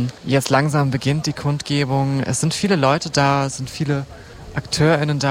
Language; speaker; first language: German; native; German